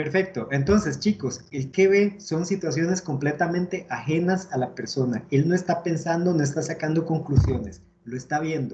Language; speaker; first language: Spanish; native; Spanish